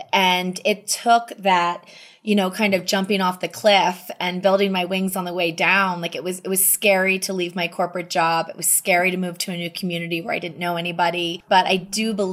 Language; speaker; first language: English; native; English